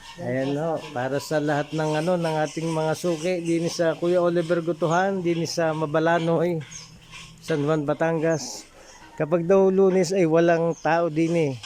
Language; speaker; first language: Filipino; native; Filipino